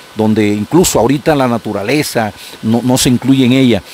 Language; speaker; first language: Spanish; native; Spanish